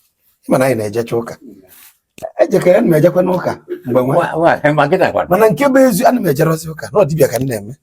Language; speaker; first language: Igbo; native; Igbo